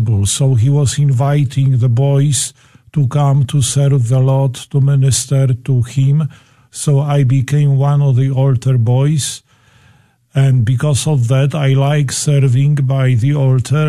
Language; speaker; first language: English; non-native, fluent; Polish